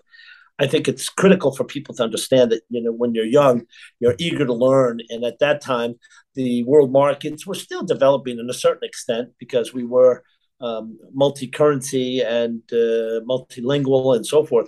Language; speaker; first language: English; native; English